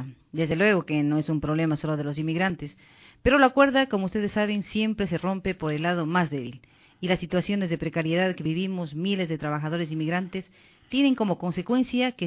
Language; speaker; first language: Spanish; native; Spanish